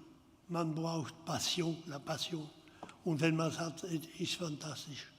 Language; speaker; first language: German; non-native, fluent; French